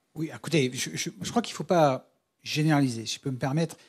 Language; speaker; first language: French; native; French